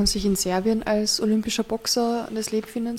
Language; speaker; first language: German; native; German